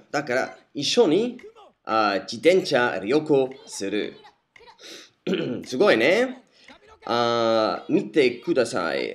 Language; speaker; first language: Japanese; non-native, learner; English